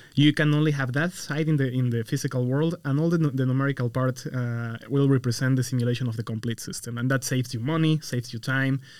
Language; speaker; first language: English; non-native, fluent; Spanish